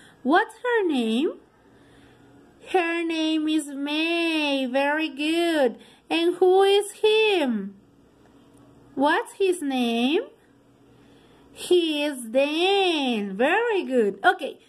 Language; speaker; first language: English; non-native, fluent; Spanish